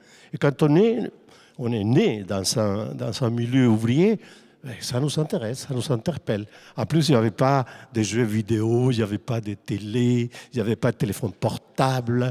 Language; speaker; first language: French; non-native, fluent; Spanish